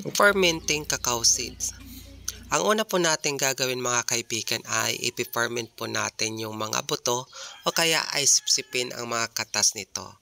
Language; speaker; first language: Filipino; non-native, local second language; Bikol